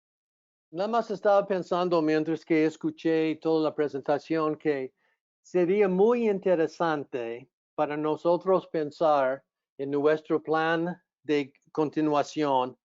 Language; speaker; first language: Spanish; non-native, fluent; English